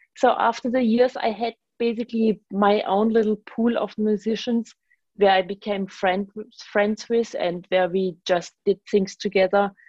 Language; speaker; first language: English; non-native, fluent; German